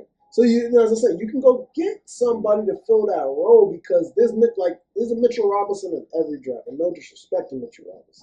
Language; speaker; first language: English; native; English